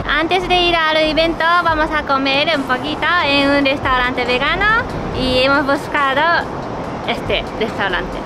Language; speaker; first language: Spanish; non-native, fluent; Japanese